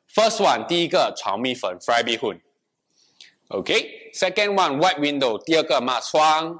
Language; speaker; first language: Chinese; native; Chinese